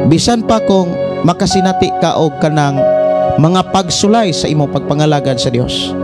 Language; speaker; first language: Cebuano; native; Cebuano